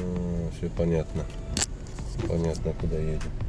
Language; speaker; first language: Russian; non-native, local second language; Kyrgyz